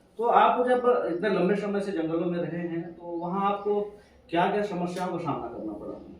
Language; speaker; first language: Hindi; native; Hindi